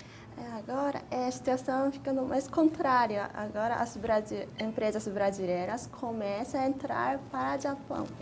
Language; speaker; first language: Portuguese; non-native, fluent; Japanese